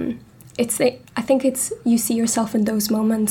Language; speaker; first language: English; non-native, fluent; Italian